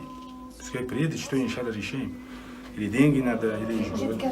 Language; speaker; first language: Russian; non-native, learner; Tajik